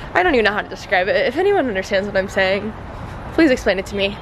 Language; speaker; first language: English; native; English